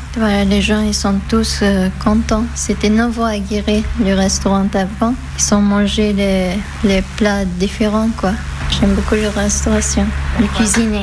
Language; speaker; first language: French; non-native, learner; Persian